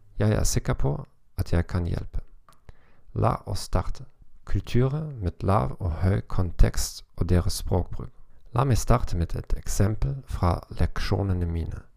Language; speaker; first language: Norwegian; non-native, learner; German